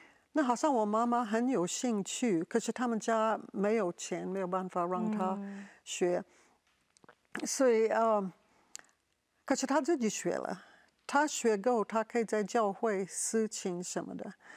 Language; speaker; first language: Chinese; non-native, fluent; English